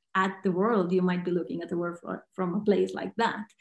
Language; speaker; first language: English; non-native, fluent; Catalan